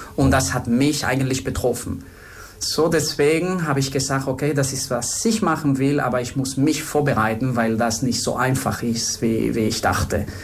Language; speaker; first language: German; non-native, fluent; Spanish